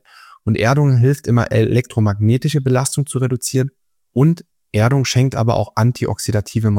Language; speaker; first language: German; native; German